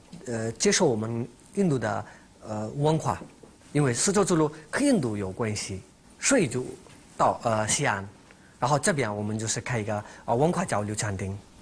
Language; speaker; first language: Chinese; non-native, fluent; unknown